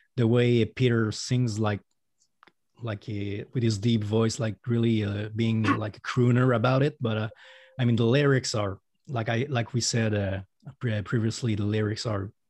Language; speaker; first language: English; non-native, fluent; French